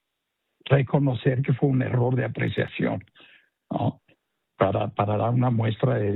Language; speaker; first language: Spanish; native; Spanish